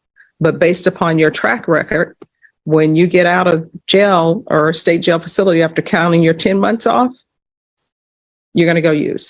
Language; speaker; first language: English; native; English